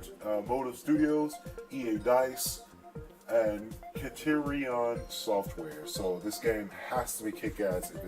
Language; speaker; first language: English; native; English